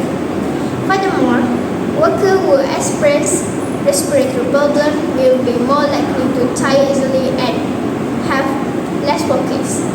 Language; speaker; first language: English; non-native, learner; Malay